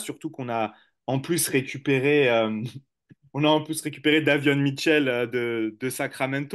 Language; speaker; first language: French; native; French